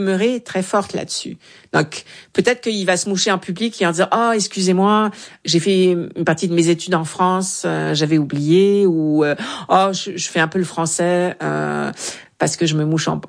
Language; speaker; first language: French; native; French